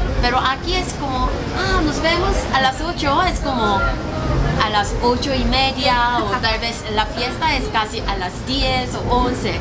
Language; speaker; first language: Spanish; non-native, learner; Korean